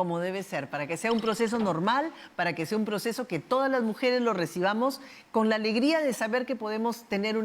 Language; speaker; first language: Spanish; native; Spanish